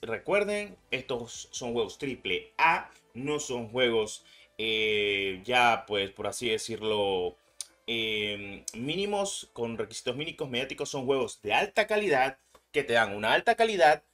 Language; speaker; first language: Spanish; native; Spanish